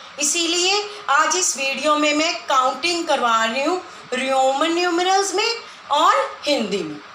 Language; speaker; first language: Hindi; non-native, local second language; Punjabi